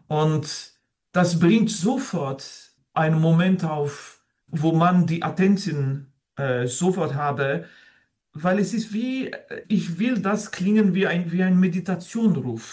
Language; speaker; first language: German; non-native, fluent; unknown